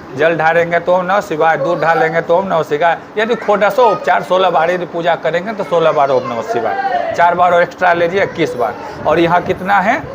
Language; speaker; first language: Hindi; native; Hindi